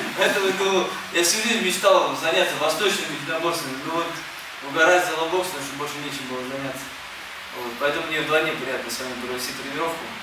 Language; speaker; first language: Russian; early bilingual, other home language; Armenian